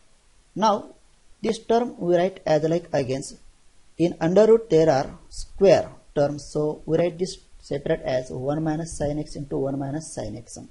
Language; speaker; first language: English; non-native, local second language; Marathi